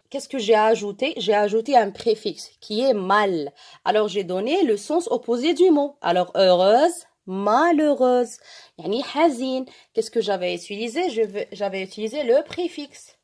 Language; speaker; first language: French; non-native, local second language; Arabic